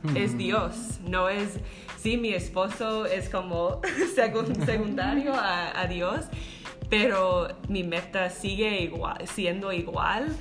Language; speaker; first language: Spanish; non-native, fluent; English